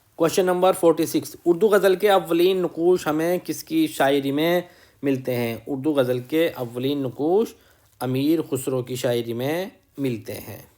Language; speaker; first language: Urdu; native; Urdu